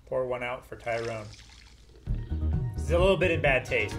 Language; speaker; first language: English; native; English